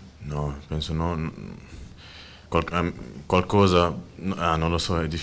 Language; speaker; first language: Italian; non-native, learner; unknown